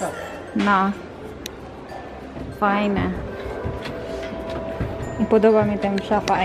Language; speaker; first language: Polish; non-native, learner; Filipino